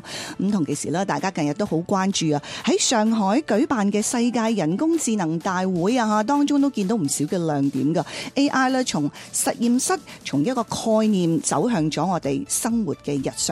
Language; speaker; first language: Chinese; non-native, local second language; Cantonese